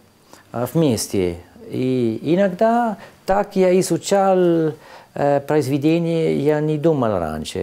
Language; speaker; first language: Russian; non-native, learner; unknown